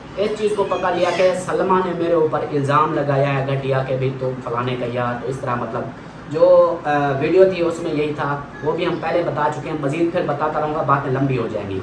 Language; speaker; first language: Urdu; non-native, local second language; Saraiki